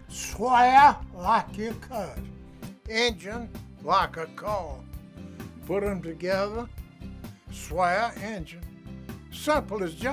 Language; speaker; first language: English; native; English